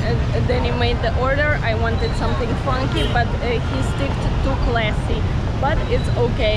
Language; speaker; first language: English; non-native, fluent; Ukrainian